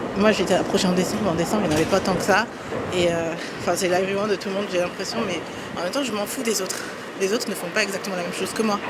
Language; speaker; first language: French; early bilingual, other home language; German